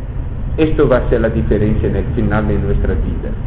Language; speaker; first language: Spanish; non-native, fluent; Portuguese